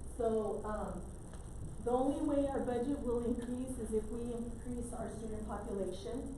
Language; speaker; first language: English; native; English